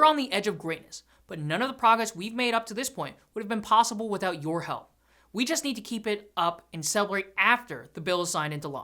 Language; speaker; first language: English; native; English